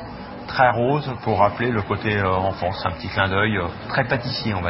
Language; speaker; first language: French; native; French